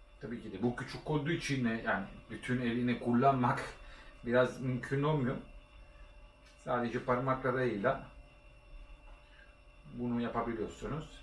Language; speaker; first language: Turkish; non-native, learner; Italian